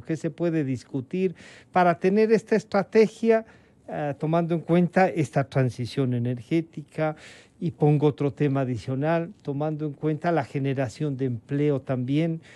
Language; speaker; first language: Spanish; native; Spanish